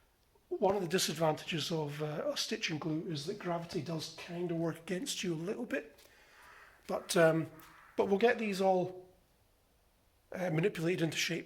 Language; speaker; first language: English; native; English